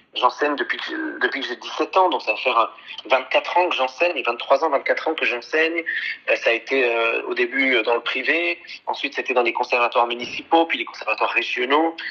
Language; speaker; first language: French; early bilingual, other home language; Arabic